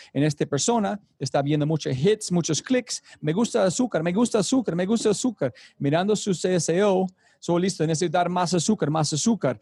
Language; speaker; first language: Spanish; non-native, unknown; English